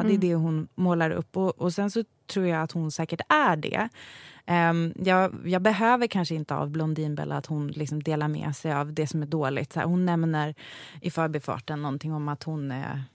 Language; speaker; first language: Swedish; native; Swedish